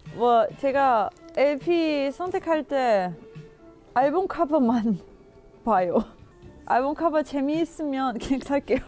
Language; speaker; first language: Korean; non-native, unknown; German